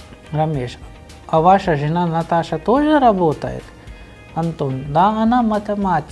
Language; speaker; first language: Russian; non-native, fluent; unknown